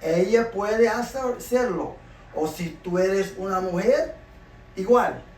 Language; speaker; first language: Spanish; non-native, learner; English